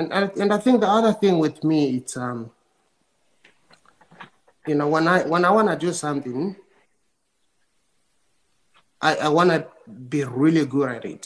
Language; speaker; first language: English; non-native, local second language; Venda